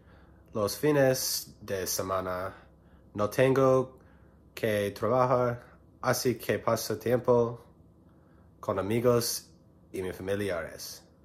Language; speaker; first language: Spanish; non-native, learner; English